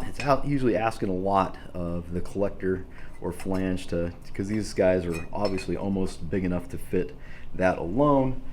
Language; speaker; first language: English; native; English